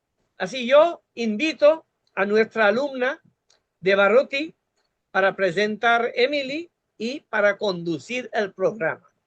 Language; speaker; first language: Spanish; non-native, fluent; Bangla